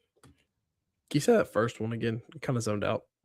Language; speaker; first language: English; native; English